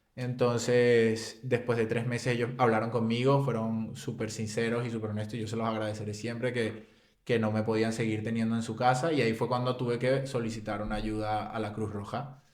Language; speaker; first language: Spanish; native; Spanish